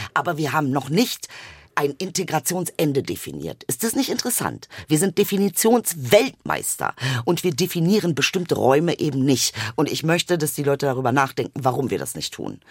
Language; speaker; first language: German; early bilingual, other home language; Turkish